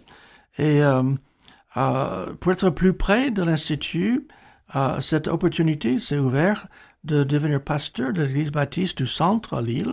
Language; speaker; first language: French; non-native, fluent; English